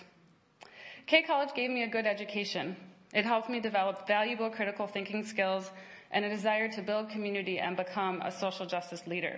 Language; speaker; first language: English; native; English